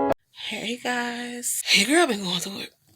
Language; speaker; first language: English; native; English